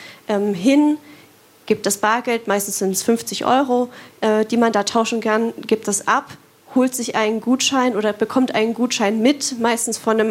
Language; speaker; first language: German; native; German